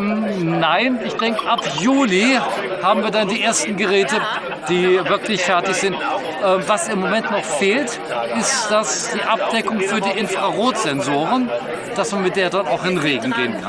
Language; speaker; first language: German; native; German